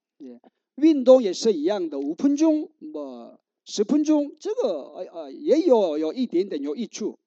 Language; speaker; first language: Chinese; non-native, learner; Korean